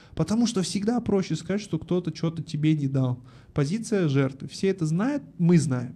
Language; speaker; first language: Russian; native; Russian